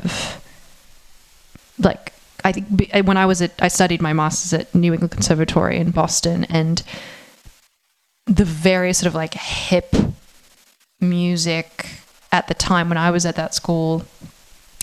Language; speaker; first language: English; native; English